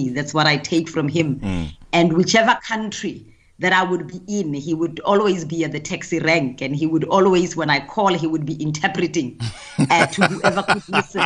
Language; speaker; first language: English; non-native, local second language; Tswana